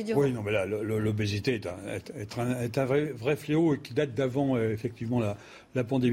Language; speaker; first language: French; native; French